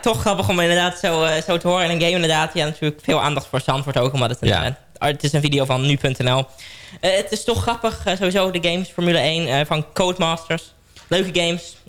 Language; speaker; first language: Dutch; native; Dutch